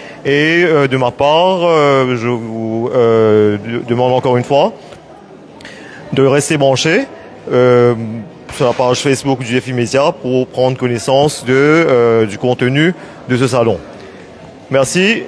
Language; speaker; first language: French; non-native, local second language; Morisyen